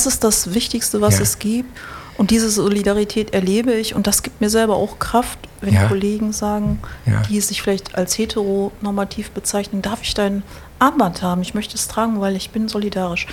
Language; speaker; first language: German; native; German